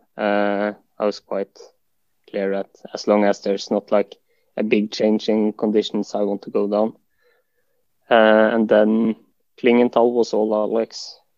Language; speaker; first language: English; non-native, fluent; Norwegian